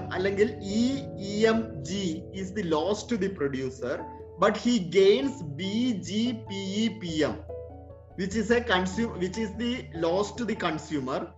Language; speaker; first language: English; non-native, local second language; Malayalam